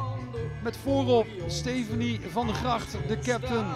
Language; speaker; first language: Dutch; native; Dutch